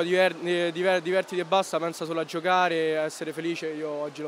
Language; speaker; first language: Italian; native; Italian